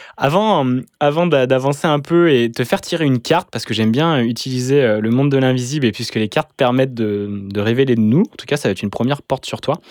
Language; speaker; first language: French; native; French